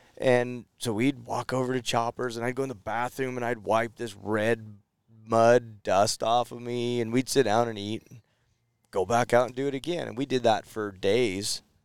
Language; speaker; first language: English; native; English